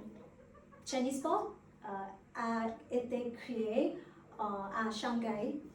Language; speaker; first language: French; non-native, learner; Vietnamese